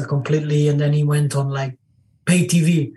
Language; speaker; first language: English; non-native, learner; Italian